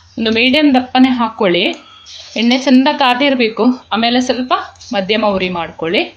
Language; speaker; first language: Kannada; non-native, local second language; Kodava